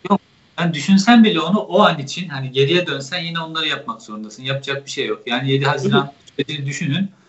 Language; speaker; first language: Turkish; native; Turkish